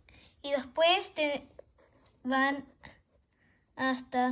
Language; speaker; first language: Spanish; early bilingual, heritage; Spanish